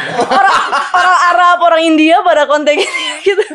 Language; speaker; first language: Indonesian; native; Indonesian